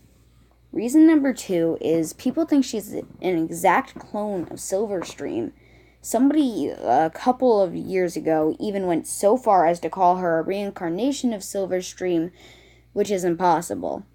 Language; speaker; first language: English; native; English